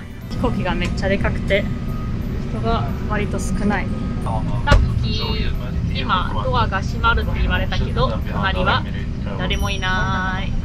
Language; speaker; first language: Japanese; non-native, fluent; German